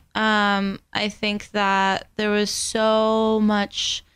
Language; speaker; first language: English; early bilingual, other home language; Spanish